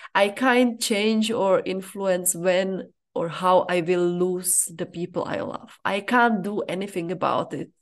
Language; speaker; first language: English; non-native, fluent; Czech